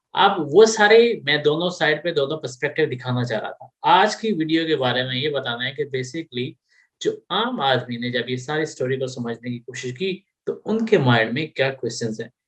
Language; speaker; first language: Urdu; native; Urdu